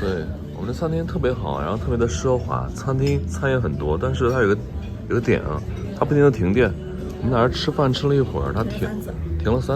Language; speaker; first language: Chinese; native; Chinese